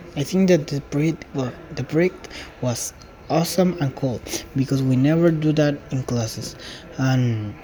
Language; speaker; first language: English; non-native, learner; Spanish